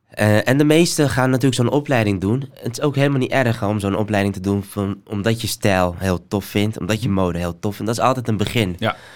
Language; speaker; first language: Dutch; early bilingual, other home language; Somali